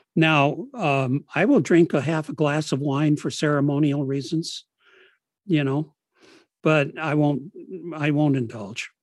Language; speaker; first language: English; early bilingual, other home language; Italian